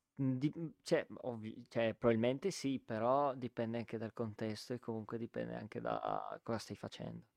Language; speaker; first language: Italian; native; Italian